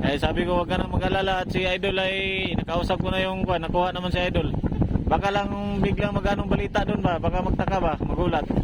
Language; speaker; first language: Filipino; non-native, local second language; Cebuano